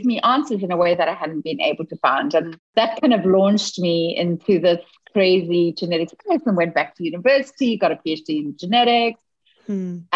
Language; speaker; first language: English; native; English